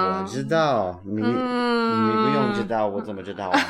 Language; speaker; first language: Chinese; non-native, learner; English